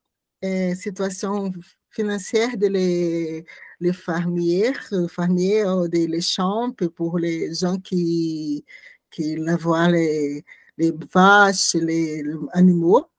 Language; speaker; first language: French; non-native, learner; Portuguese